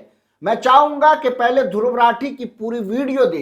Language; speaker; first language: Hindi; native; Hindi